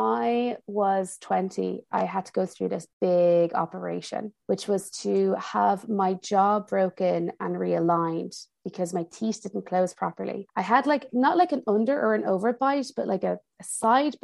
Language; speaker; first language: English; native; English